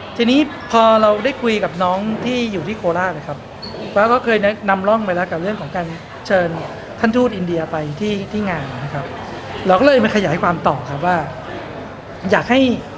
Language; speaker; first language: Thai; native; Thai